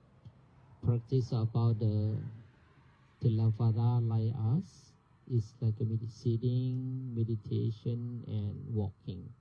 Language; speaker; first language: English; non-native, learner; Thai